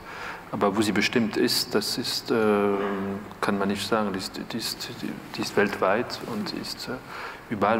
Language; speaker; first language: German; non-native, fluent; French